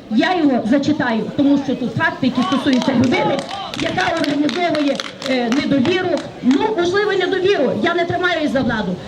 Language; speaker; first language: Ukrainian; native; Ukrainian